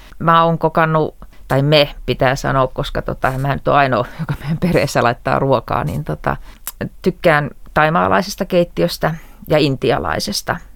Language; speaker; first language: Finnish; native; Finnish